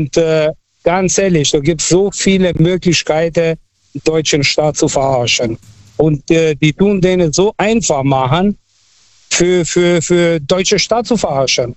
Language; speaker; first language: German; non-native, fluent; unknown